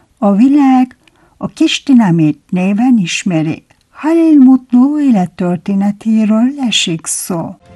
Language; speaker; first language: Hungarian; non-native, fluent; Turkish